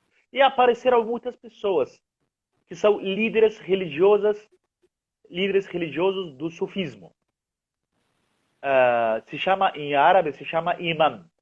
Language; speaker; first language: Portuguese; non-native, fluent; Arabic